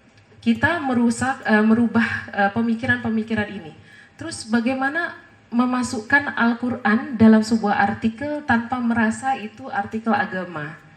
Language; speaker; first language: Indonesian; native; Indonesian